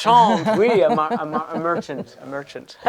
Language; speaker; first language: French; non-native, learner; English